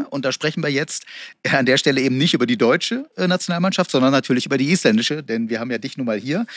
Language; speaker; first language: German; native; German